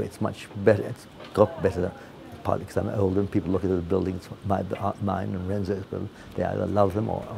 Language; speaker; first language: English; non-native, fluent; Italian